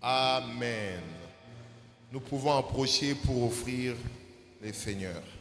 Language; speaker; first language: French; non-native, local second language; Lingala